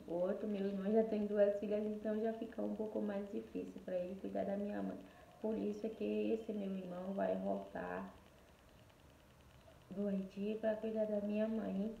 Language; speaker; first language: Portuguese; non-native, fluent; Haitian Creole